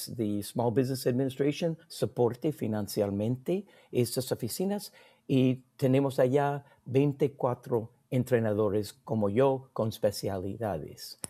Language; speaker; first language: Spanish; non-native, learner; English